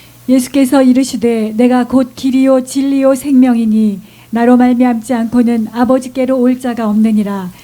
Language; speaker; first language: Korean; native; Korean